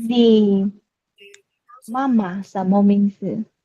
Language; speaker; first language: Chinese; non-native, learner; Filipino